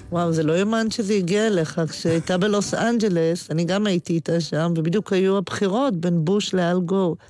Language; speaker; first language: Hebrew; native; Hebrew